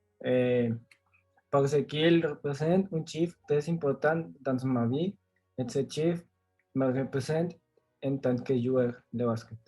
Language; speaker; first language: French; non-native, learner; Spanish